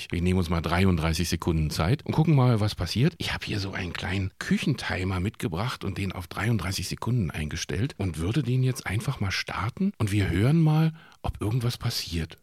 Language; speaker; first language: German; native; German